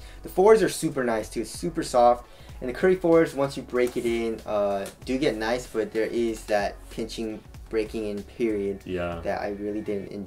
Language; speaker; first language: English; native; English